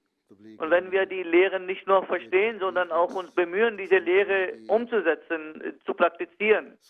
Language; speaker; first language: German; non-native, fluent; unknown